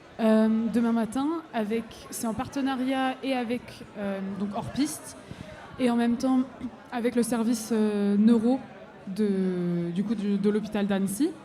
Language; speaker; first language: French; non-native, fluent; English